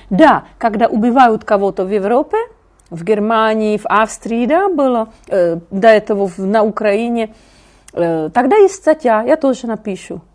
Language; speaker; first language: Russian; non-native, fluent; Czech